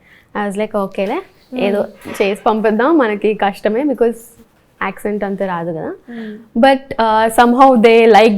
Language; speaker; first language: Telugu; early bilingual, heritage; Telugu